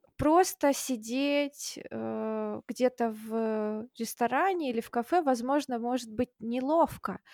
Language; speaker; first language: Russian; native; Russian